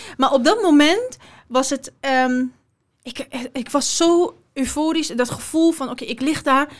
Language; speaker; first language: Dutch; early bilingual, other home language; Persian